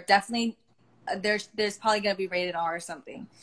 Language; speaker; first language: English; early bilingual, other home language; Spanish